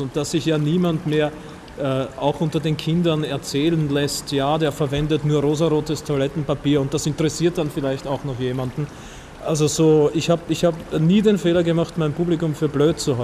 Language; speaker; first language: German; native; German